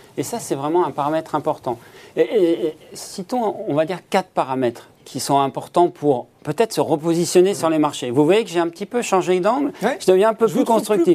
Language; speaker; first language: French; native; French